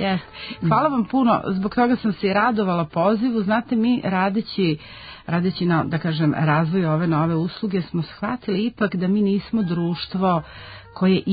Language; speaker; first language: Serbian; native; Serbian